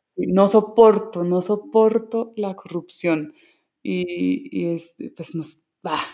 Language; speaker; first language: Spanish; early bilingual, other home language; English